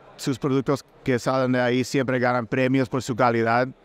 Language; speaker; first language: Spanish; native; Spanish